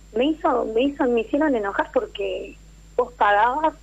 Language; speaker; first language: Spanish; native; Spanish